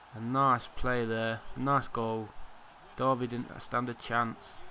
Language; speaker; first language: English; native; English